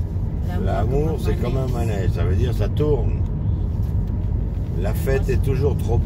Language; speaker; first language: French; native; French